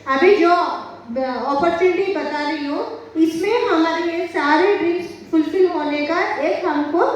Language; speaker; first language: Hindi; non-native, local second language; Telugu